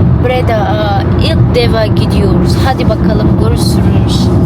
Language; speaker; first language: Turkish; non-native, learner; Indonesian